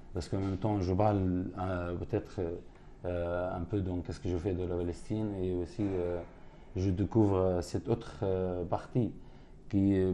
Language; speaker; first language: French; non-native, fluent; Arabic